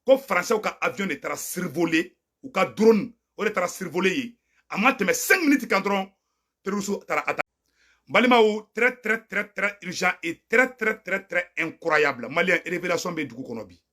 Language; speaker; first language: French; non-native, local second language; Bambara